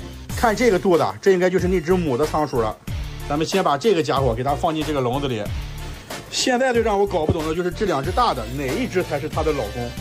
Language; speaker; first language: Chinese; native; Chinese